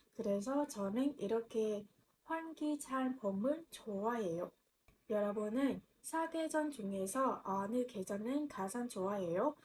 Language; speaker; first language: Korean; non-native, learner; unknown